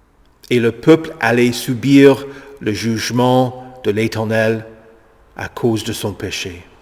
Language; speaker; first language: French; native; French